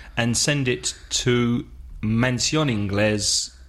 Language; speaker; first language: English; native; English